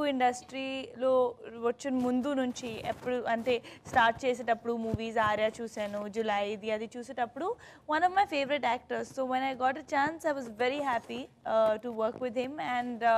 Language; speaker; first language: Telugu; non-native, learner; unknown